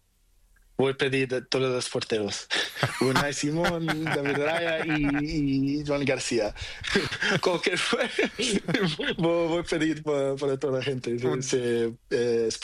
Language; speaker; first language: Spanish; non-native, fluent; Portuguese